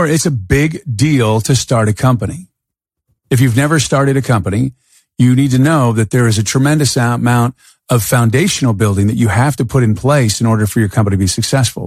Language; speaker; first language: English; native; English